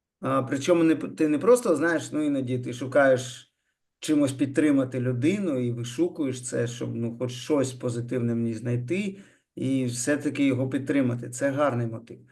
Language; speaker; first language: Ukrainian; non-native, local second language; Russian